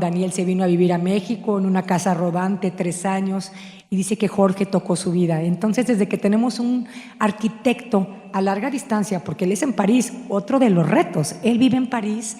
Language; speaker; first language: Spanish; native; Spanish